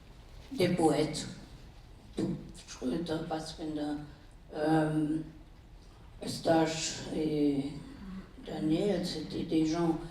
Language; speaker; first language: French; non-native, fluent; German